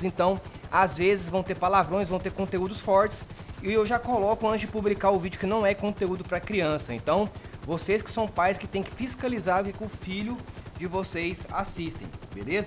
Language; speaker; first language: Portuguese; native; Portuguese